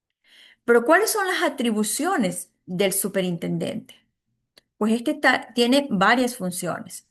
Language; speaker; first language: Spanish; native; Spanish